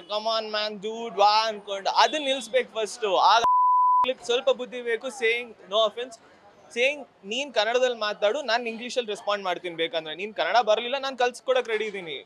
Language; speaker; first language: Kannada; non-native, local second language; Malayalam